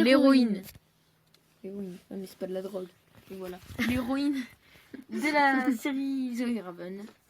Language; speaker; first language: French; native; French